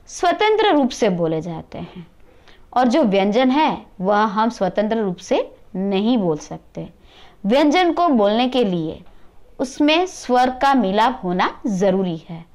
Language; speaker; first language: Hindi; non-native, local second language; Gujarati